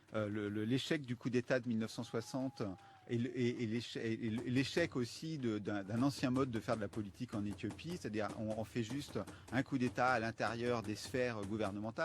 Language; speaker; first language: French; native; French